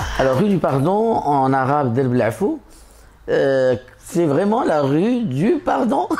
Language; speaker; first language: French; non-native, local second language; Arabic